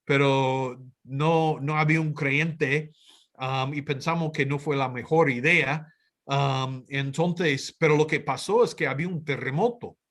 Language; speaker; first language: Spanish; non-native, fluent; English